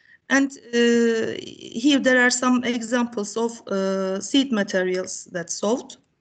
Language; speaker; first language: English; non-native, fluent; Turkish